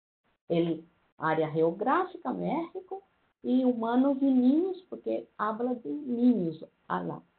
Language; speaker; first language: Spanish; non-native, learner; Portuguese